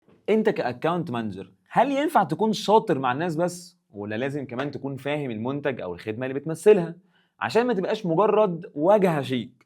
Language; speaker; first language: Arabic; native; Arabic